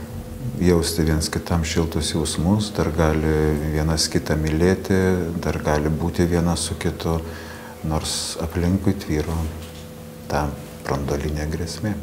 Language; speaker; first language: Lithuanian; native; Lithuanian